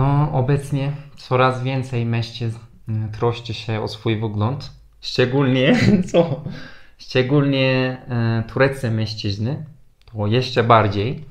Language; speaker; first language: Polish; non-native, fluent; Turkish